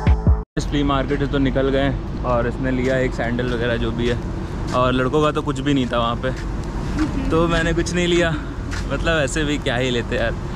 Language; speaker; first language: Hindi; native; Hindi